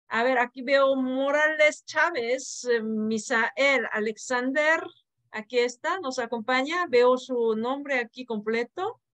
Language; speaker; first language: Spanish; non-native, fluent; Korean